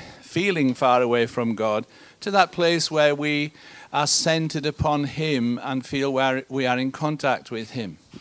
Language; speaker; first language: English; native; English